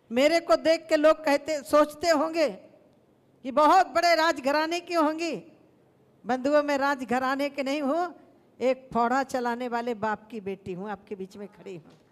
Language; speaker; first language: Hindi; native; Hindi